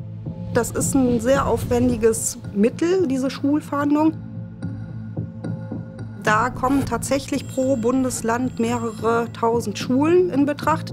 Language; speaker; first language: German; native; German